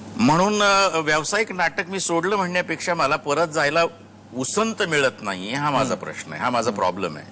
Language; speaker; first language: Marathi; native; Marathi